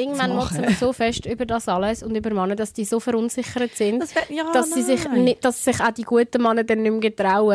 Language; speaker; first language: German; native; German